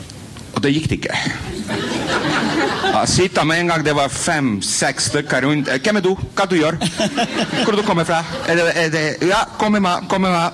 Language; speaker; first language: Norwegian; non-native, fluent; Croatian